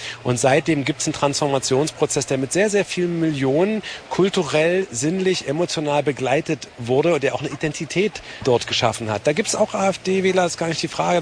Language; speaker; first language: German; native; German